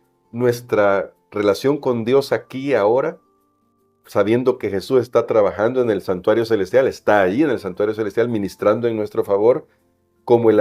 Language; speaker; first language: Spanish; native; Spanish